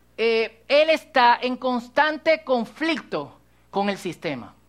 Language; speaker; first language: Spanish; native; Spanish